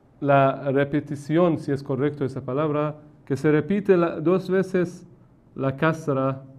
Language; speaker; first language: Spanish; non-native, fluent; Persian